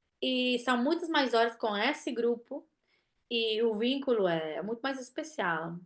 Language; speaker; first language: Portuguese; non-native, fluent; Italian